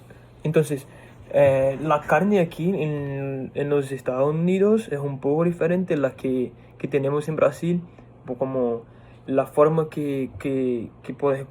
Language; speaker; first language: Spanish; non-native, fluent; Portuguese